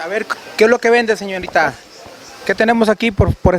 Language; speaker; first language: Spanish; native; Spanish